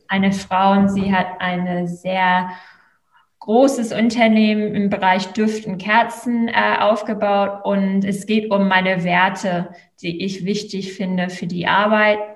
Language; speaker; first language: German; non-native, fluent; English